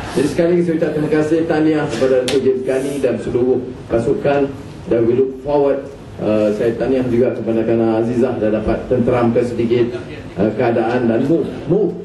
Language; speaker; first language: Malay; native; Malay